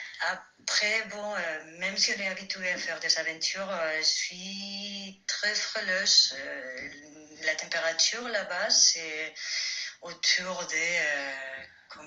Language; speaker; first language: French; non-native, fluent; Spanish